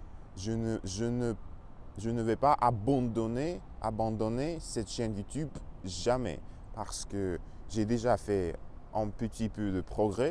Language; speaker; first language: French; non-native, learner; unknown